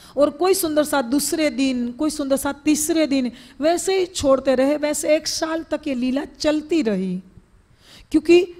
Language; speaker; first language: Hindi; non-native, local second language; Gujarati